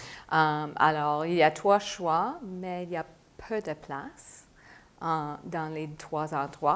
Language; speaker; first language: French; non-native, fluent; English